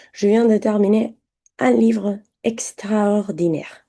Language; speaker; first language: French; non-native, fluent; Spanish